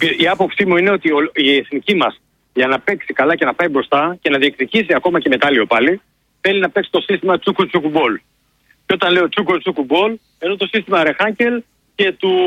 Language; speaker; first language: Greek; native; Greek